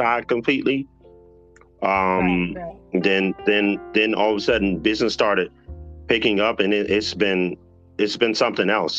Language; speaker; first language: English; native; English